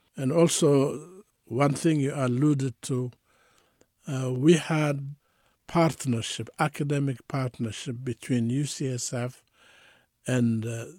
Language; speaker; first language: English; non-native, fluent; Tigrinya